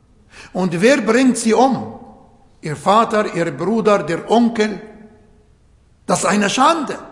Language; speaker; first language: German; non-native, fluent; Arabic